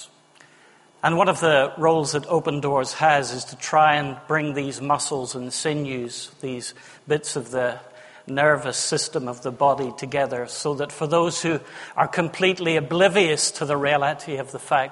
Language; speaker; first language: English; native; English